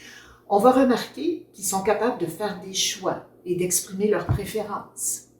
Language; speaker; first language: French; native; French